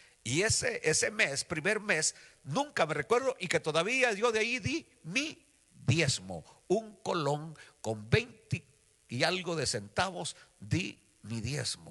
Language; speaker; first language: Spanish; native; Spanish